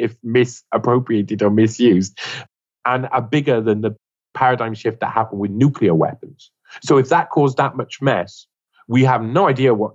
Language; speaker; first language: English; native; English